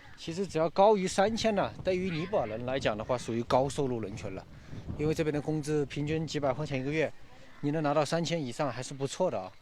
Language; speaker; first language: Chinese; native; Chinese